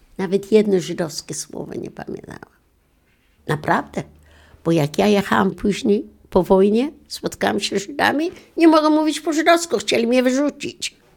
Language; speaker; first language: Polish; non-native, local second language; Yiddish